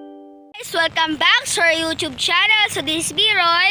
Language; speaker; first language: English; non-native, local second language; Filipino